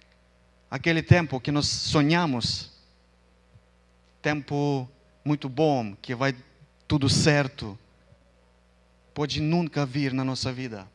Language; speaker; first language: Portuguese; non-native, fluent; Ukrainian